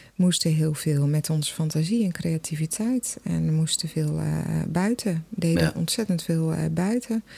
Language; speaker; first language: Dutch; non-native, fluent; Portuguese